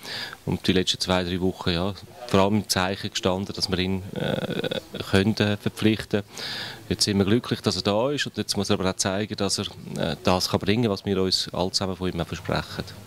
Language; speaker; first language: German; native; German